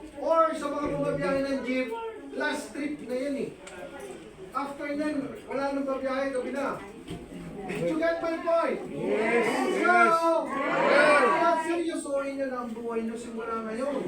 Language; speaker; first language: Filipino; native; Filipino